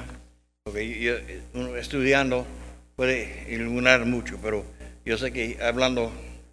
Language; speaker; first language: Spanish; non-native, learner; English